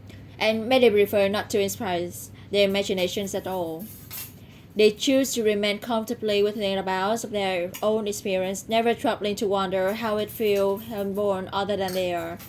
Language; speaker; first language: English; non-native, learner; Vietnamese